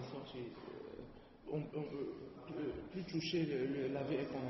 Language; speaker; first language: French; non-native, learner; Arabic